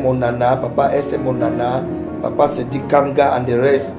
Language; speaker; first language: English; native; English